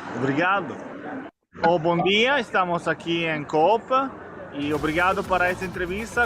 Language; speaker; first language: Portuguese; non-native, learner; Italian